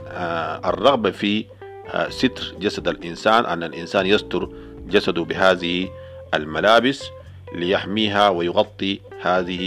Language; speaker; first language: Arabic; native; Arabic